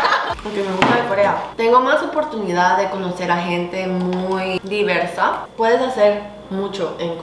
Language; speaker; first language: Spanish; early bilingual, heritage; Korean